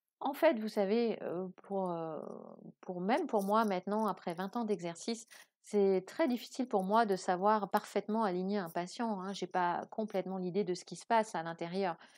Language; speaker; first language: French; native; French